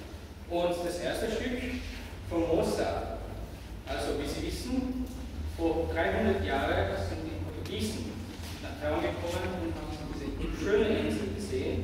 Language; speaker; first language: German; non-native, fluent; Chinese